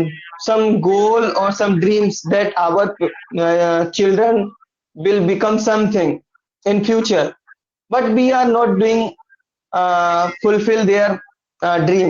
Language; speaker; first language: English; non-native, learner; Hindi